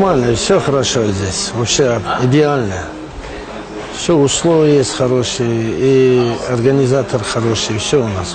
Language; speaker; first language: Russian; non-native, local second language; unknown